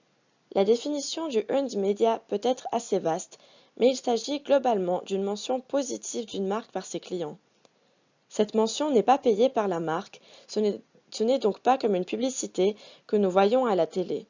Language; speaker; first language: French; native; French